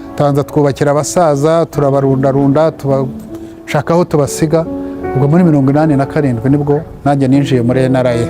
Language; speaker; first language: Kinyarwanda; early bilingual, heritage; Kinyarwanda